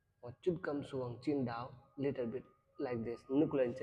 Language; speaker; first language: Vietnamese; non-native, learner; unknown